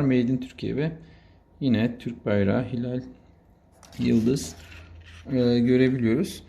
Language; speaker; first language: Turkish; native; Turkish